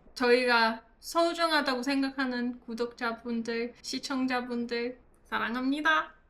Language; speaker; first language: Korean; non-native, fluent; English